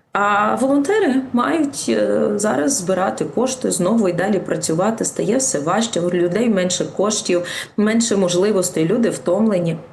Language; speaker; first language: Ukrainian; native; Ukrainian